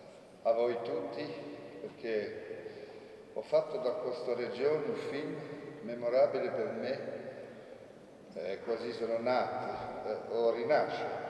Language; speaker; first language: Italian; non-native, fluent; French